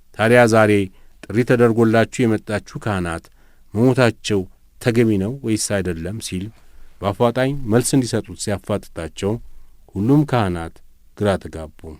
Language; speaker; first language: Amharic; native; Amharic